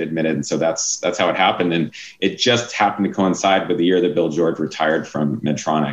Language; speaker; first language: English; native; English